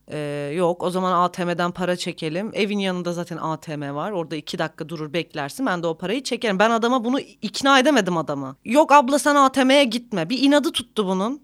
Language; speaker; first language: Turkish; native; Turkish